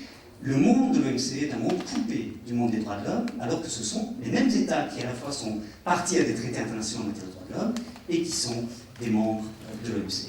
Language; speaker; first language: French; native; French